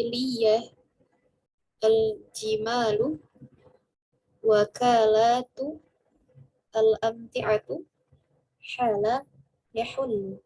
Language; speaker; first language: Arabic; non-native, learner; Indonesian